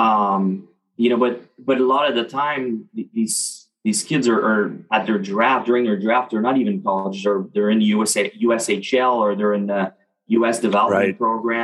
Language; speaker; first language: English; non-native, fluent; French